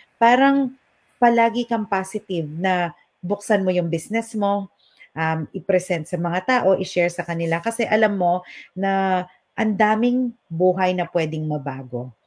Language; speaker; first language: Filipino; non-native, local second language; Pampanga